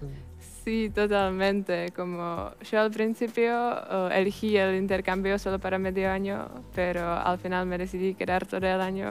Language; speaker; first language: Spanish; non-native, learner; Czech